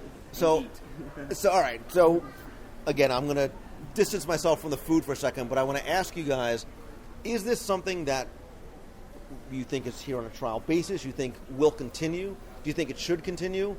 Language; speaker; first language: English; native; English